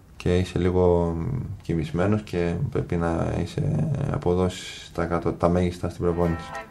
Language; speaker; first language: Greek; early bilingual, other home language; English